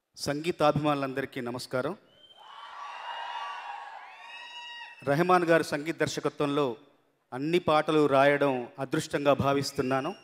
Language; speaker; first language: Telugu; native; Telugu